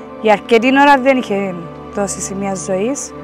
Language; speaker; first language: Greek; native; Greek